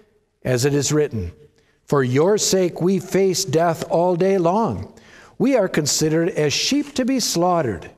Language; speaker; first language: English; native; English